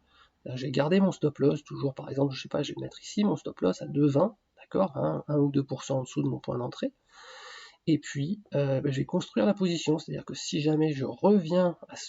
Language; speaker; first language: French; native; French